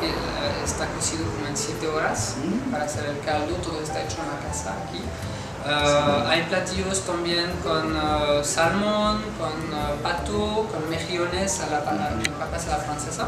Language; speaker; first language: Spanish; non-native, fluent; French